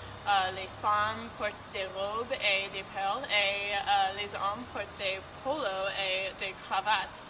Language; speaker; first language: French; non-native, learner; English